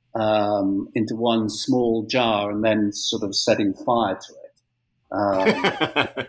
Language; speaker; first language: English; native; English